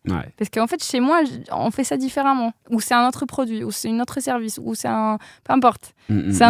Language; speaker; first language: French; non-native, fluent; Polish